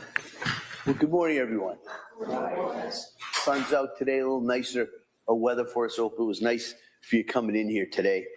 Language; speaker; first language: English; native; English